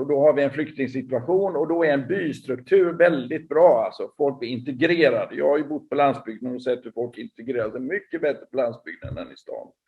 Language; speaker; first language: Swedish; native; Swedish